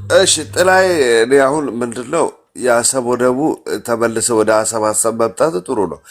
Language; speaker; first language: Amharic; non-native, local second language; Oromo